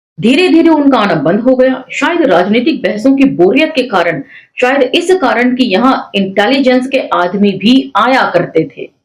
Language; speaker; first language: Hindi; native; Hindi